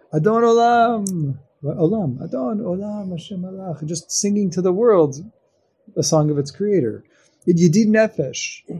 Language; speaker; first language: English; native; English